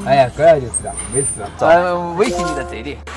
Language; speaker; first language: Chinese; native; Chinese